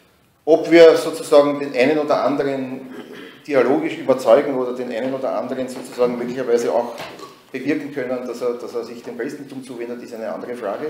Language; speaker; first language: German; native; German